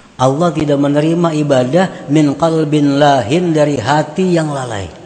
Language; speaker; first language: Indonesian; non-native, local second language; Banjar